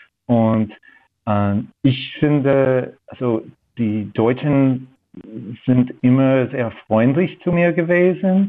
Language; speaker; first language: German; non-native, fluent; English